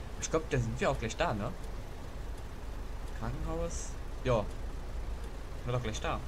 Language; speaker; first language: German; native; German